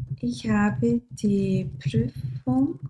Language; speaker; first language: German; non-native, learner; Turkish